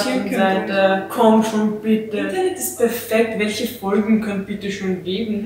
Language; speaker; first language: German; non-native, local second language; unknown